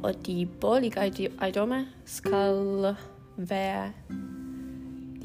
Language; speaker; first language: Danish; non-native, learner; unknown